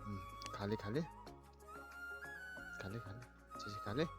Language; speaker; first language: Hindi; non-native, local second language; Chakma